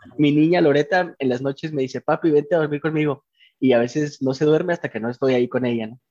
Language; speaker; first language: Spanish; native; Spanish